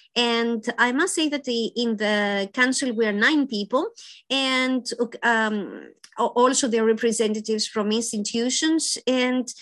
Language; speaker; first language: English; non-native, fluent; Greek